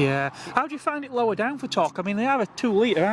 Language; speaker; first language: English; native; English